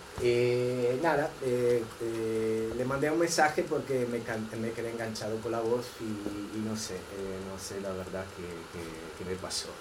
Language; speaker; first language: Spanish; non-native, fluent; Italian